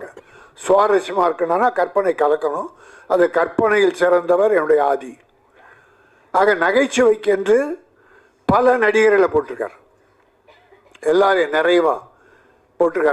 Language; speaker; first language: Tamil; native; Tamil